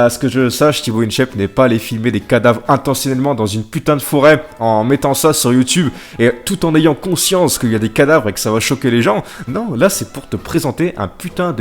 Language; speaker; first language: French; native; French